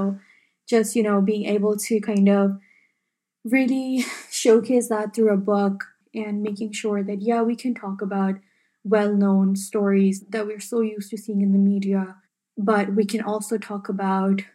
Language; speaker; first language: English; non-native, local second language; Urdu